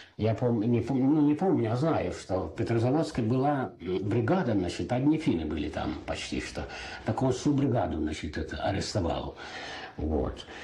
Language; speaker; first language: Russian; non-native, local second language; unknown